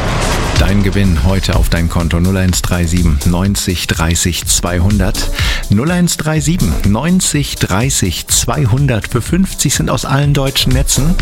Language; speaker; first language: German; native; German